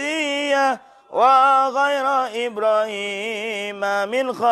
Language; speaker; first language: Arabic; non-native, fluent; Javanese